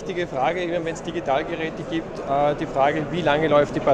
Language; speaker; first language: German; native; German